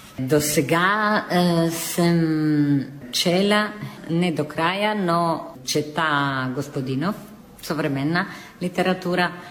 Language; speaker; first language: Bulgarian; non-native, learner; Italian